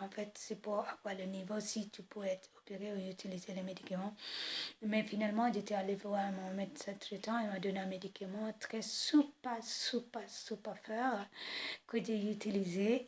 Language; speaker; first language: French; non-native, fluent; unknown